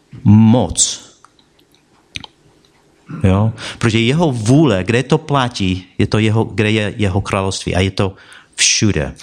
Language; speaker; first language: Czech; non-native, fluent; English